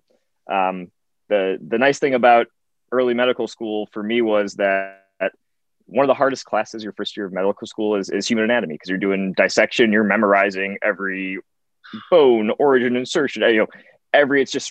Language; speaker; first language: English; native; English